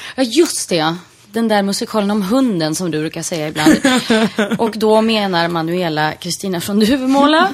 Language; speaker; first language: Swedish; native; Swedish